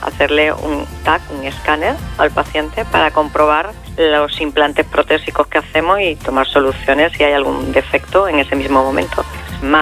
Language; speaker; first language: Spanish; native; Spanish